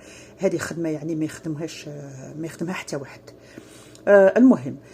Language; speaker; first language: Arabic; native; Arabic